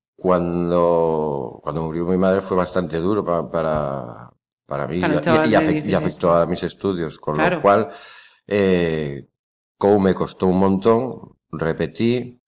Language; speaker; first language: Spanish; native; Spanish